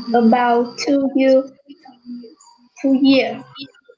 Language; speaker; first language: English; non-native, learner; Vietnamese